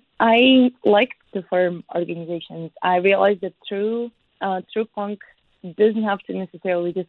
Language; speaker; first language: English; non-native, fluent; Russian